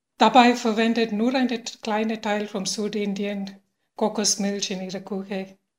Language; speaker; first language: German; non-native, fluent; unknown